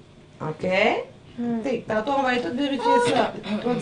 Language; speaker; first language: French; native; French